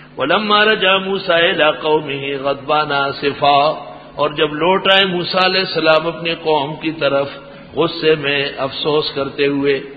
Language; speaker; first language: Urdu; non-native, local second language; Pashto